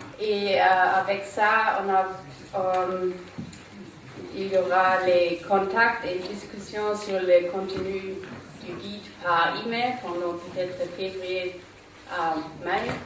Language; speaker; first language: French; non-native, learner; German